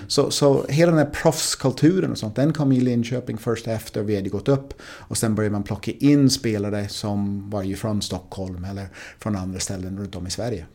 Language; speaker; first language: Swedish; non-native, fluent; English